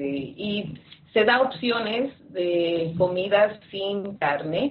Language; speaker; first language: Spanish; non-native, fluent; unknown